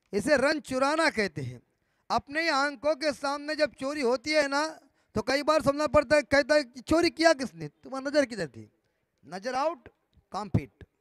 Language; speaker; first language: Hindi; non-native, local second language; Marathi